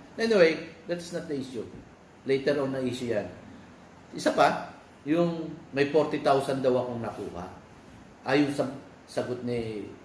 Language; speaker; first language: Filipino; native; Filipino